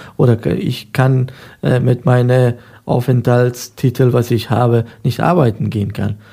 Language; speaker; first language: German; non-native, fluent; Persian